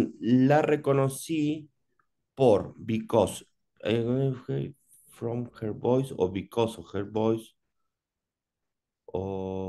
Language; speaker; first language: English; non-native, learner; Spanish